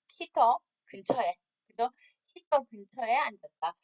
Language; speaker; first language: Korean; native; Korean